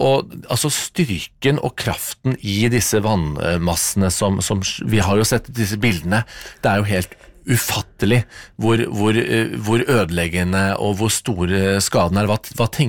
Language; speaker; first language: Norwegian; native; Norwegian